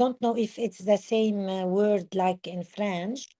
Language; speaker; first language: English; non-native, learner; Arabic